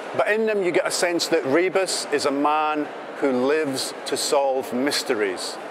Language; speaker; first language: English; native; English